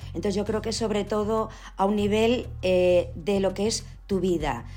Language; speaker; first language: Spanish; native; Spanish